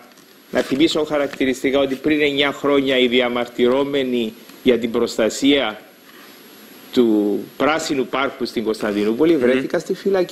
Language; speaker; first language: Greek; native; Greek